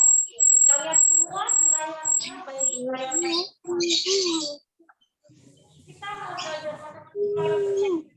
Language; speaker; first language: Indonesian; native; Indonesian